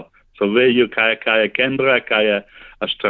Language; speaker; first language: Slovenian; early bilingual, heritage; Slovenian